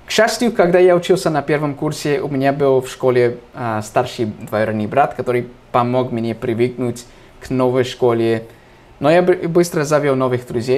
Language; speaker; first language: Russian; non-native, fluent; English